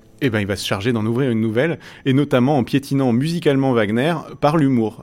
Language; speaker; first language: French; native; French